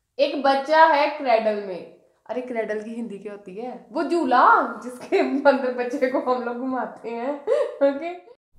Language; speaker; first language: Hindi; native; Hindi